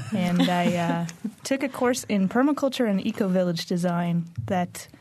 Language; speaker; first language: English; native; English